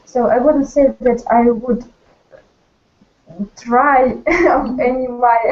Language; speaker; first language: English; non-native, learner; Russian